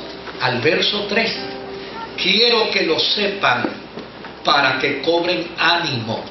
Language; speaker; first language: Spanish; native; Spanish